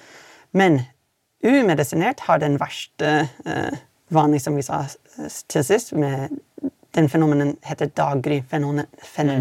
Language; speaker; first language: Norwegian; non-native, fluent; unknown